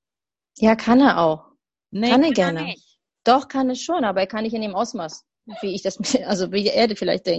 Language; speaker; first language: German; native; German